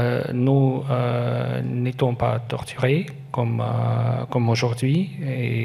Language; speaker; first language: French; non-native, learner; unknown